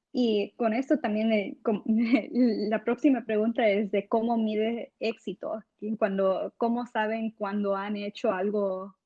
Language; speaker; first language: Spanish; early bilingual, heritage; English